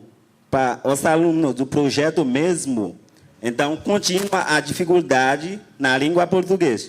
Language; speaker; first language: Portuguese; non-native, learner; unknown